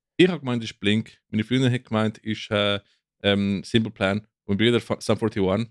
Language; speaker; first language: German; non-native, fluent; English